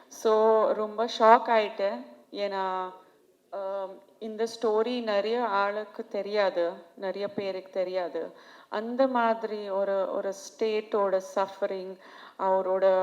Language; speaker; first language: Tamil; non-native, fluent; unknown